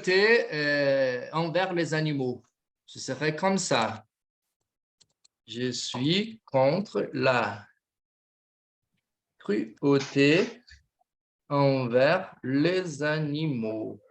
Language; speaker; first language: French; non-native, fluent; Portuguese